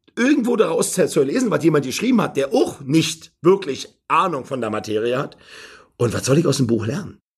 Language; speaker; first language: German; native; German